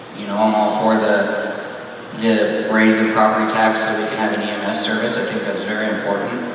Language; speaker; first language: English; native; English